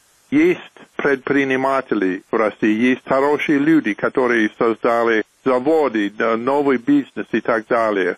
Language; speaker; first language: Russian; non-native, fluent; English